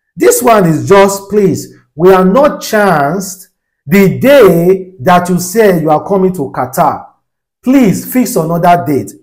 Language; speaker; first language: English; non-native, local second language; Yoruba